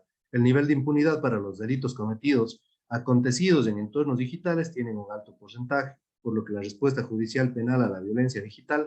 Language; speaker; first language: Spanish; native; Spanish